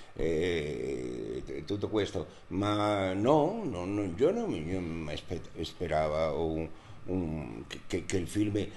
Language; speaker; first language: Italian; non-native, learner; Spanish